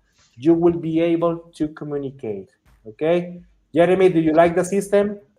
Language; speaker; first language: English; non-native, fluent; Spanish